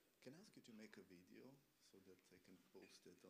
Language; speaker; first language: English; non-native, fluent; Italian